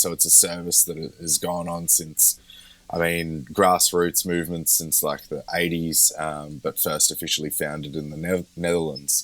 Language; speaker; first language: English; native; English